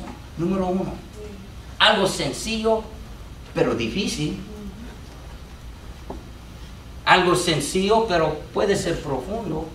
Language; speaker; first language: Spanish; non-native, fluent; English